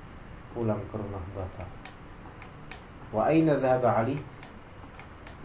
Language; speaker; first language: Arabic; non-native, fluent; Indonesian